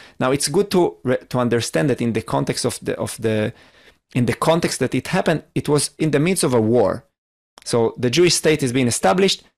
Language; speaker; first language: English; non-native, fluent; Hebrew